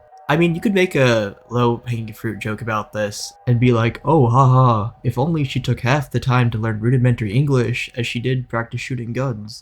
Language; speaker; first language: English; native; English